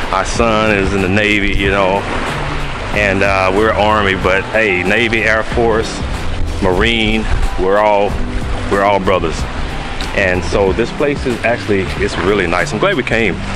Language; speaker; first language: English; native; English